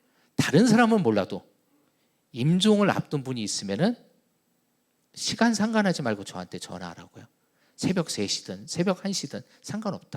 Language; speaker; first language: Korean; native; Korean